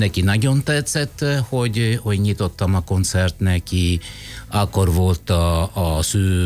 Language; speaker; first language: Hungarian; non-native, fluent; Italian